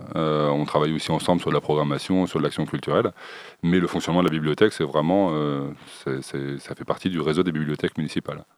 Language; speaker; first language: French; native; French